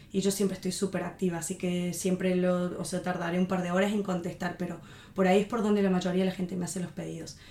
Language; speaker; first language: Spanish; native; Spanish